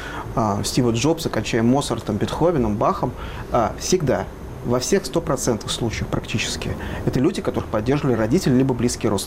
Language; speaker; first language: Russian; native; Russian